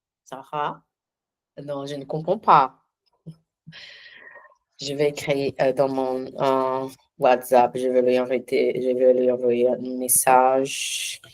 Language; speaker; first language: French; non-native, learner; Portuguese